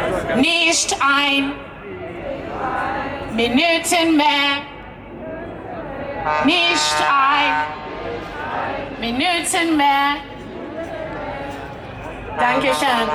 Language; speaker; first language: German; non-native, learner; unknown